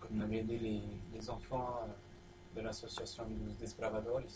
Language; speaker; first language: French; native; French